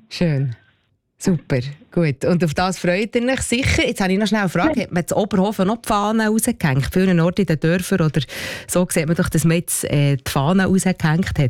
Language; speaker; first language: German; native; German